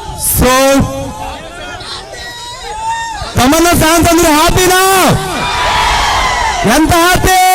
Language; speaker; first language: Telugu; native; Telugu